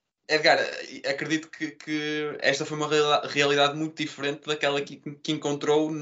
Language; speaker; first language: Portuguese; native; Portuguese